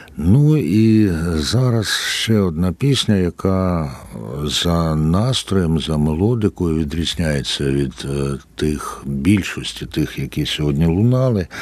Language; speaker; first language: Ukrainian; native; Ukrainian